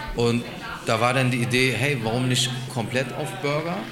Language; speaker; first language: German; native; German